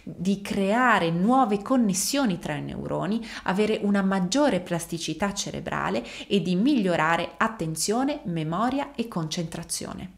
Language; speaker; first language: Italian; native; Italian